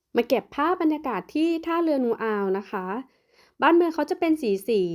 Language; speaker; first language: Thai; native; Thai